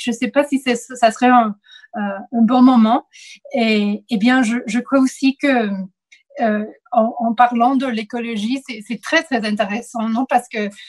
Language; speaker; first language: French; non-native, fluent; Spanish